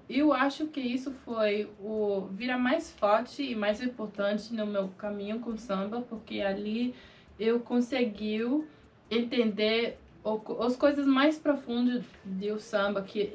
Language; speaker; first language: Portuguese; non-native, fluent; English